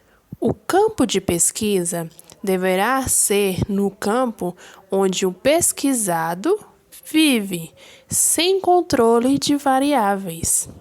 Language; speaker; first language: Portuguese; native; Portuguese